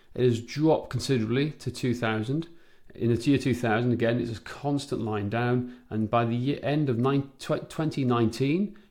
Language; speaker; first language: English; native; English